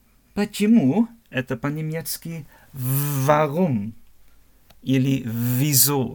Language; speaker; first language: Russian; non-native, fluent; German